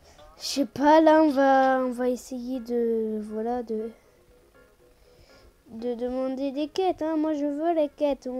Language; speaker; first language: French; native; French